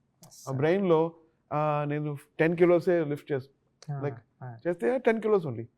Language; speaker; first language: Telugu; non-native, learner; Tamil